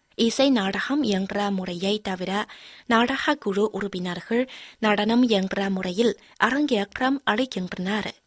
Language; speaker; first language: Tamil; non-native, fluent; Chinese